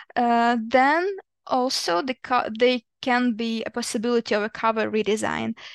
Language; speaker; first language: English; non-native, fluent; Ukrainian